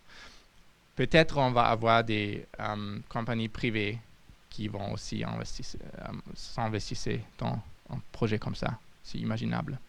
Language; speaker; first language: French; non-native, fluent; German